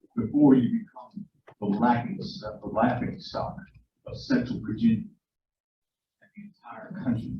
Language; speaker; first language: English; native; English